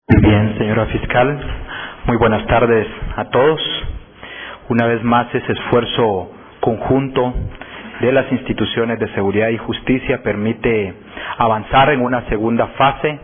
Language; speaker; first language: Spanish; native; Spanish